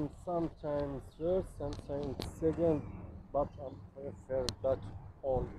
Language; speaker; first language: English; non-native, learner; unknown